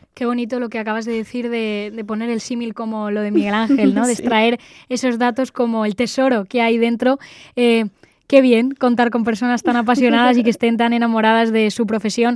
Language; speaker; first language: Spanish; native; Spanish